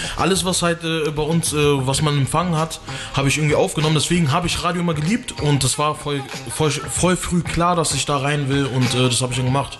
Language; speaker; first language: German; early bilingual, other home language; Portuguese